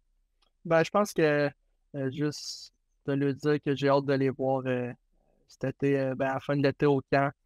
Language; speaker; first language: French; native; French